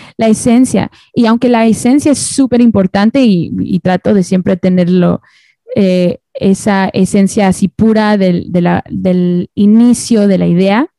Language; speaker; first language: Spanish; native; Spanish